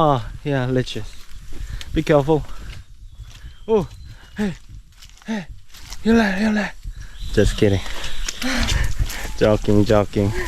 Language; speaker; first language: English; non-native, learner; Korean